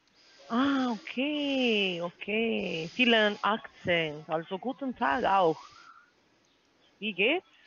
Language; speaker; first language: German; non-native, learner; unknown